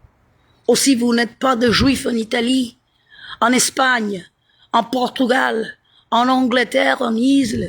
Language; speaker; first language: French; non-native, fluent; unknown